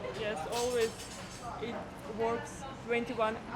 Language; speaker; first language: English; non-native, fluent; Russian